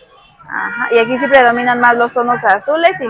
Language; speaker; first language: Spanish; native; Spanish